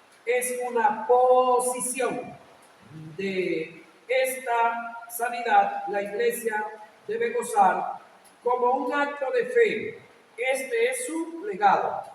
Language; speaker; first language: Spanish; native; Spanish